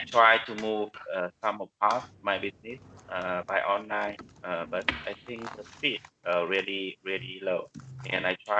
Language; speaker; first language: English; non-native, learner; Vietnamese